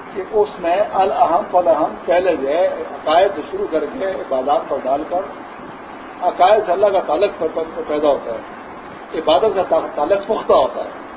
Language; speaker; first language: Urdu; non-native, local second language; Pashto